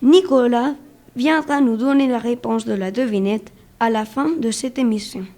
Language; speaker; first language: French; non-native, fluent; Spanish